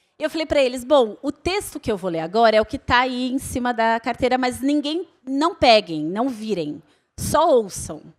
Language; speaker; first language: Portuguese; native; Portuguese